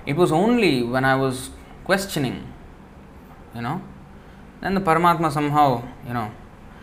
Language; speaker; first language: English; non-native, local second language; Telugu